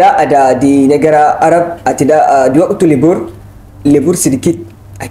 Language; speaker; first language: Indonesian; non-native, learner; Hausa